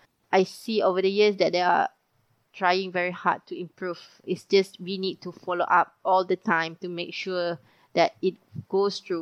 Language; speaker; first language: English; non-native, local second language; Malay